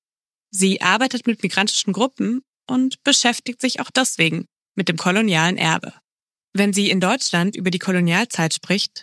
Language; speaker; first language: German; native; German